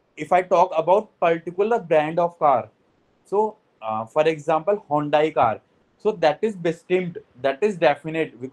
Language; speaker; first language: English; non-native, local second language; Hindi